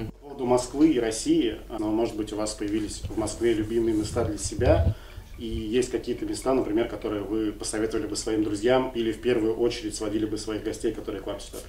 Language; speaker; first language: Russian; native; Russian